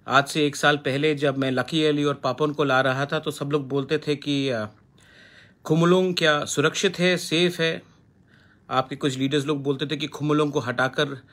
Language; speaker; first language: Hindi; non-native, local second language; Kok Borok